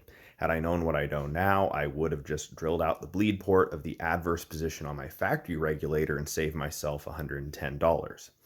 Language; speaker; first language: English; native; English